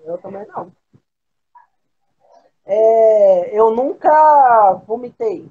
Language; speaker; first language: Portuguese; native; Portuguese